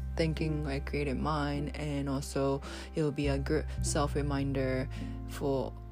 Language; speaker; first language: English; non-native, fluent; Japanese